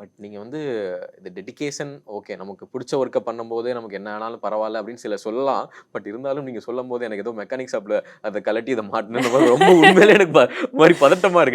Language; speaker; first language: Tamil; native; Tamil